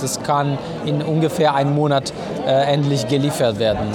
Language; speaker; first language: German; non-native, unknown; Italian